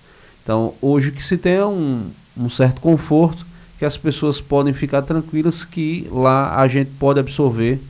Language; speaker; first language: Portuguese; native; Portuguese